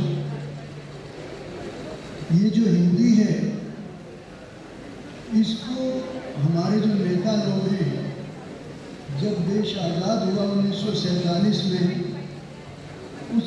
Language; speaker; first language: Hindi; native; Hindi